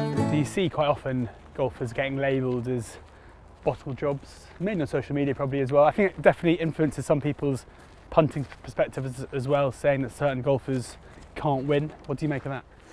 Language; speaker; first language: English; native; English